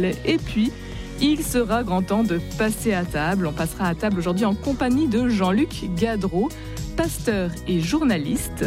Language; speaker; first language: French; native; French